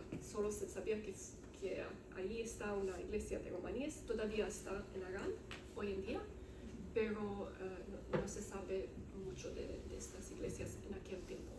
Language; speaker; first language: Spanish; non-native, learner; Romanian